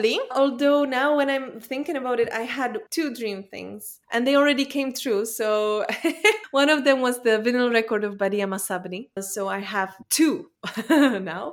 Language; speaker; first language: English; non-native, fluent; Czech